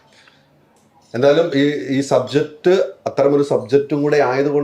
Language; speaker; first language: Malayalam; native; Malayalam